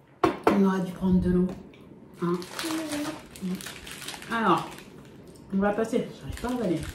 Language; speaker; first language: French; native; French